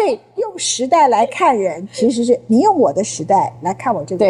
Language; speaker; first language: Chinese; native; Chinese